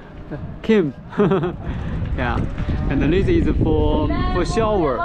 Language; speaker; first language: English; non-native, learner; Chinese